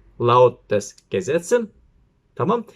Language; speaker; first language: German; non-native, learner; Turkish